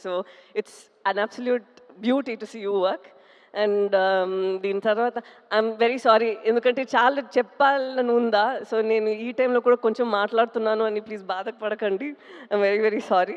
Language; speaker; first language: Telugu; non-native, local second language; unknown